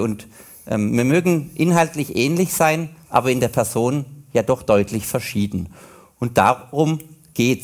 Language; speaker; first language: German; native; German